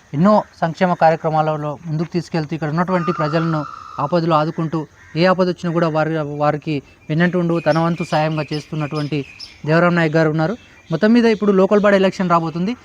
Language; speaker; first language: Telugu; native; Telugu